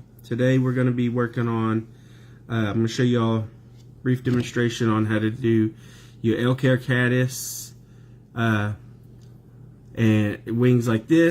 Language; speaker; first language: English; native; English